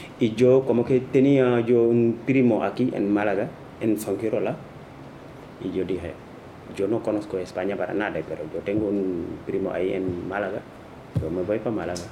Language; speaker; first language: Spanish; non-native, fluent; Wolof